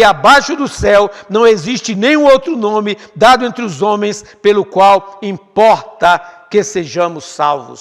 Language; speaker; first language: Portuguese; native; Portuguese